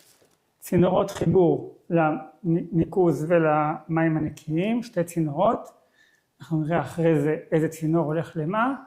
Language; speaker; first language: Hebrew; native; Hebrew